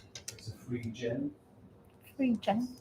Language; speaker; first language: Japanese; non-native, fluent; Chinese